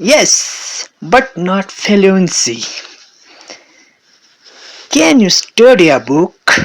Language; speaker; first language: English; non-native, learner; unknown